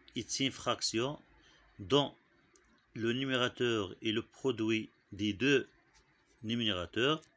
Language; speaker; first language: French; non-native, local second language; Arabic